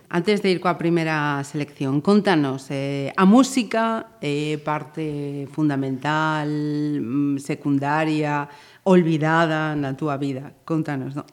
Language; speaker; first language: Galician; native; Galician